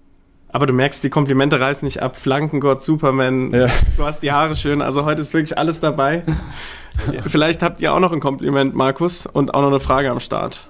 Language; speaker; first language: German; native; German